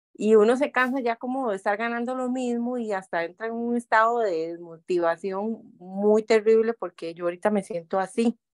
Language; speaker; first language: Spanish; native; Spanish